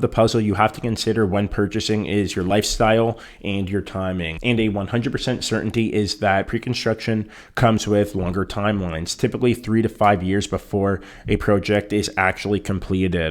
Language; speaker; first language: English; native; English